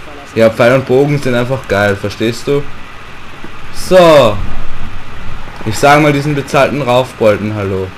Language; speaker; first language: German; native; German